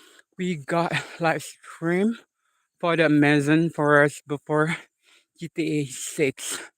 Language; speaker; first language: English; non-native, learner; Indonesian